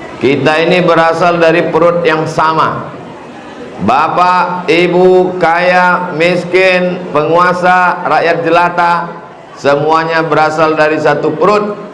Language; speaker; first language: Indonesian; native; Indonesian